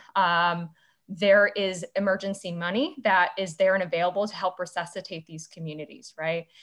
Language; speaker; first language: English; native; English